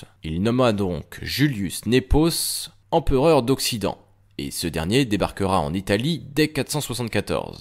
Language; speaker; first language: French; native; French